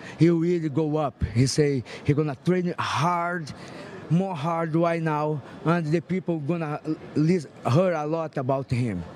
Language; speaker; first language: English; non-native, fluent; Portuguese